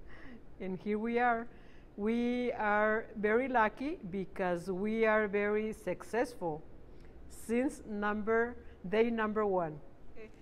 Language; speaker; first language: English; non-native, fluent; Spanish